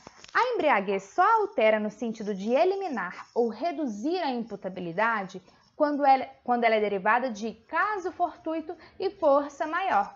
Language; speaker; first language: Portuguese; native; Portuguese